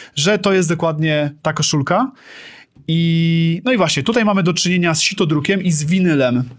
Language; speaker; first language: Polish; native; Polish